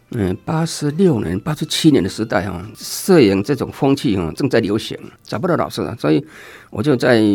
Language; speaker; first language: Chinese; native; Chinese